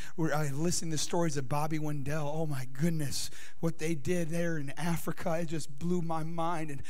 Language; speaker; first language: English; native; English